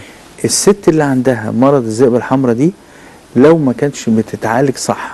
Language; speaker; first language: Arabic; native; Arabic